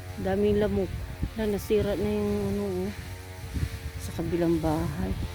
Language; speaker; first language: Filipino; non-native, local second language; Cebuano